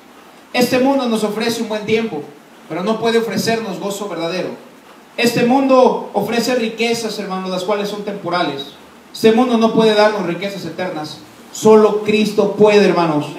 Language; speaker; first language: Spanish; native; Spanish